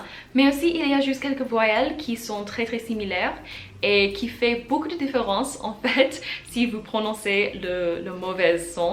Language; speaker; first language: French; non-native, learner; English